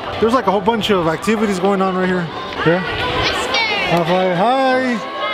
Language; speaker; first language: English; early bilingual, other home language; Spanish